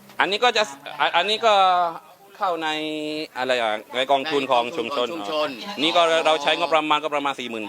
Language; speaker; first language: Thai; non-native, local second language; Malay